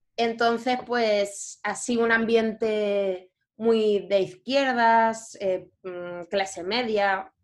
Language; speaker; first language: Spanish; native; Spanish